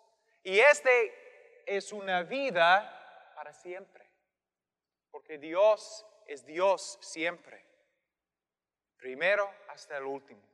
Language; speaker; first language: Spanish; non-native, fluent; English